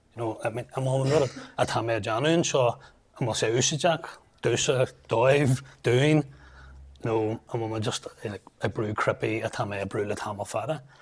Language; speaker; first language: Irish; non-native, local second language; English